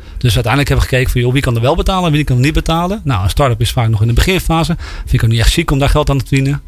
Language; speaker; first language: Dutch; native; Dutch